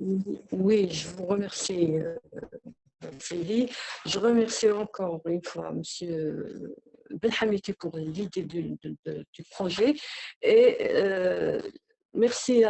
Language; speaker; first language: French; non-native, local second language; Arabic